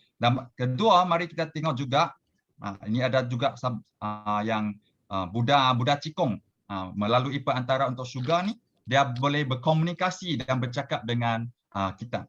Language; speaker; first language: Malay; non-native, local second language; Chinese